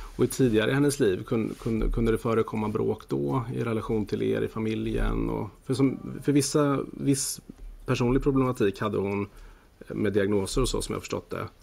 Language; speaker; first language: Swedish; native; Swedish